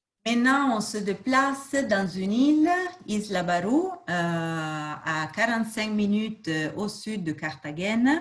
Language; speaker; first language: French; non-native, fluent; Portuguese